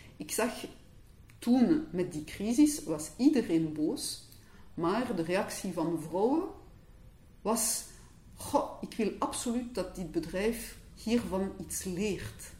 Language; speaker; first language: Dutch; non-native, local second language; French